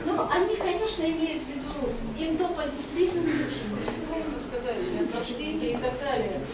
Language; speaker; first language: Russian; non-native, local second language; Georgian